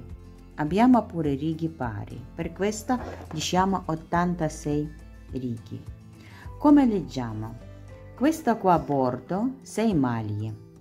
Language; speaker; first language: Italian; non-native, learner; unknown